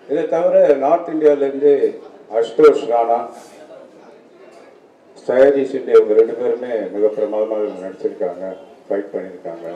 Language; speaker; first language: Tamil; native; Tamil